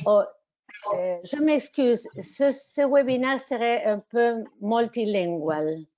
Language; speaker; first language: French; non-native, fluent; Spanish